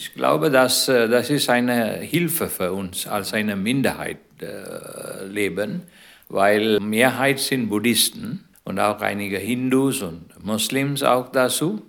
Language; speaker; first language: German; non-native, learner; Sinhala